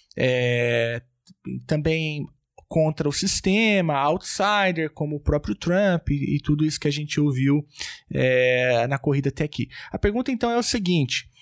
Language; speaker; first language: Portuguese; native; Portuguese